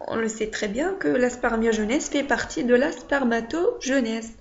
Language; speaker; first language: French; non-native, local second language; Arabic